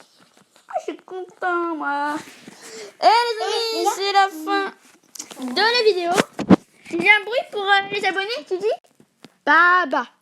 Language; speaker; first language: French; native; French